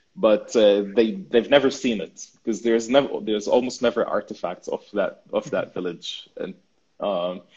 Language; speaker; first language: English; non-native, fluent; Arabic